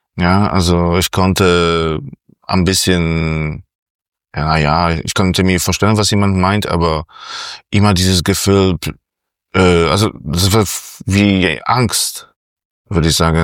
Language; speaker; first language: German; non-native, fluent; Polish